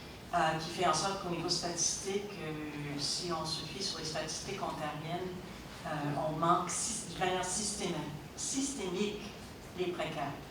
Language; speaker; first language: French; native; French